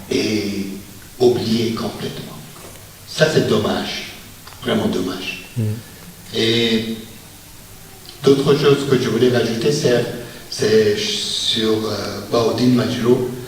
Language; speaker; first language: French; non-native, fluent; Persian